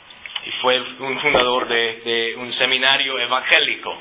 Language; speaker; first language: Spanish; non-native, fluent; English